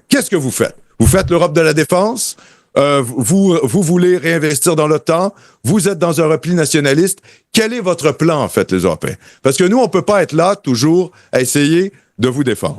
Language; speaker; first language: French; native; French